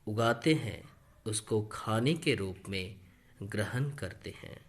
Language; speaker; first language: Hindi; non-native, local second language; Bangla